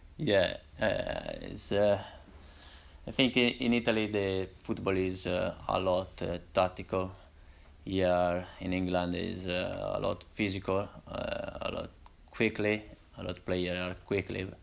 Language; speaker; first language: English; non-native, learner; Italian